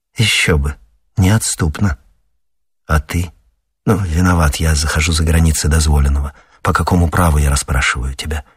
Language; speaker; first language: Russian; native; Russian